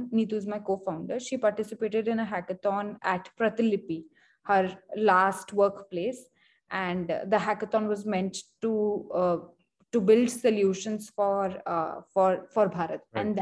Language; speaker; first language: English; non-native, local second language; Hindi